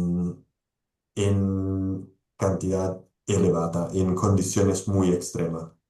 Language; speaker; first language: Spanish; non-native, fluent; Italian